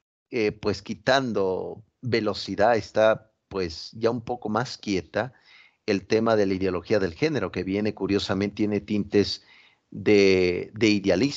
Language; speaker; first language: Spanish; native; Spanish